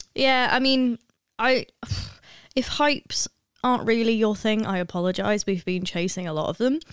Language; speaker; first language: English; native; English